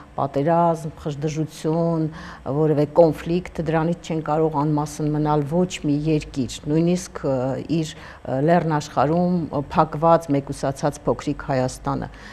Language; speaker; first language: Armenian; native; Armenian